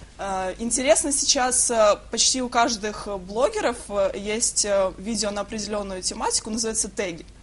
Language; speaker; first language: Russian; native; Russian